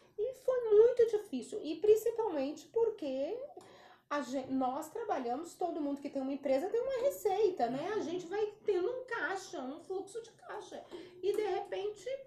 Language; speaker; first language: Portuguese; native; Portuguese